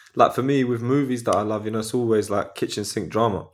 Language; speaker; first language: English; native; English